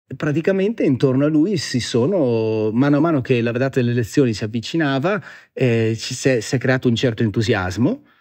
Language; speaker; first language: Italian; native; Italian